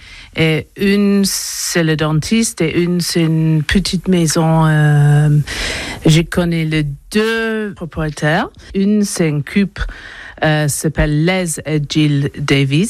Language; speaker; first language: French; non-native, learner; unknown